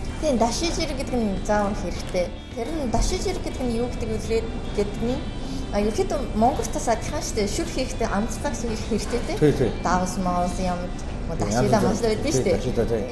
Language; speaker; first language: Mongolian; non-native, learner; Japanese